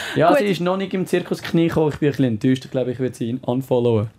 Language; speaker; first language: German; non-native, fluent; French